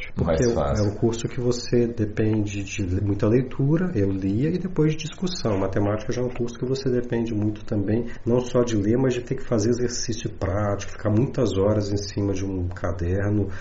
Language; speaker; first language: Portuguese; native; Portuguese